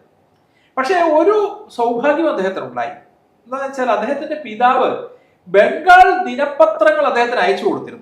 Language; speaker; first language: Malayalam; native; Malayalam